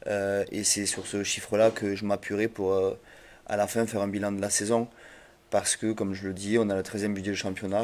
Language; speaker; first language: French; native; French